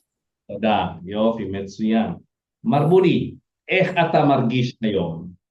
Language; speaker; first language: Hebrew; non-native, fluent; Indonesian